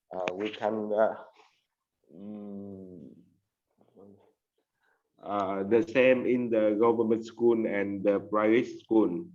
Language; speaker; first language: English; non-native, learner; Vietnamese